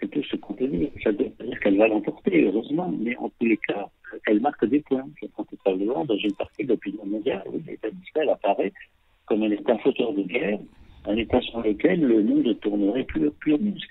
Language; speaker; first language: French; native; French